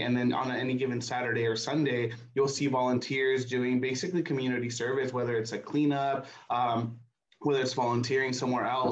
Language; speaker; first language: English; early bilingual, other home language; Spanish